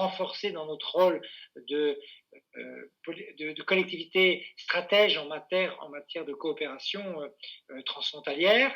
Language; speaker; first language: French; native; French